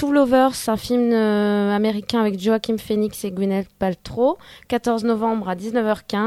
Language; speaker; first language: French; native; French